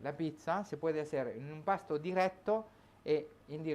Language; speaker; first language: Spanish; non-native, learner; Italian